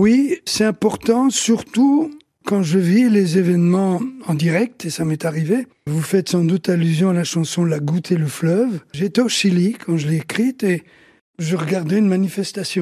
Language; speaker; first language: French; early bilingual, other home language; Italian